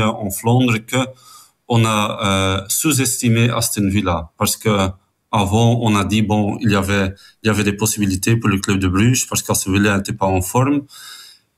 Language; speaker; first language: French; non-native, fluent; Dutch